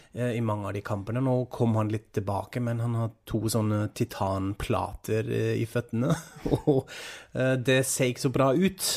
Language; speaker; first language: Norwegian; non-native, fluent; German